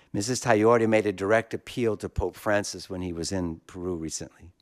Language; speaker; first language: English; native; English